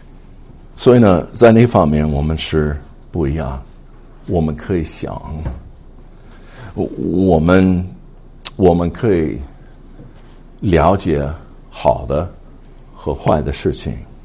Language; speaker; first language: Chinese; non-native, fluent; English